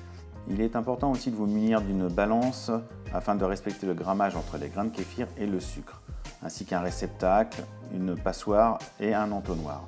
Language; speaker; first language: French; native; French